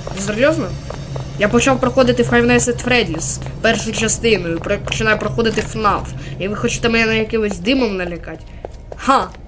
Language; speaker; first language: Ukrainian; non-native, local second language; Russian